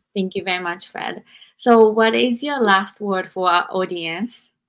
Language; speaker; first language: English; non-native, fluent; Japanese